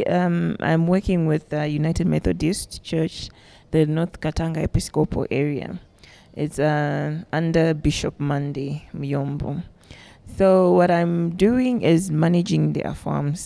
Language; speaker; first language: English; non-native, local second language; Shona